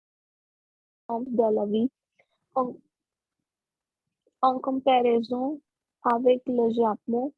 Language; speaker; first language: French; non-native, learner; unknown